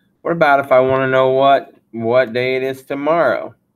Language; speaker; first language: English; native; English